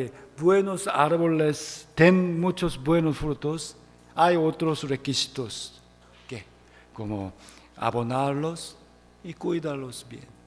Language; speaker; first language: Spanish; non-native, fluent; Korean